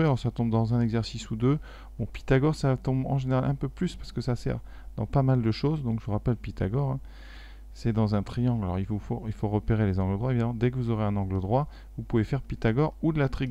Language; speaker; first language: French; native; French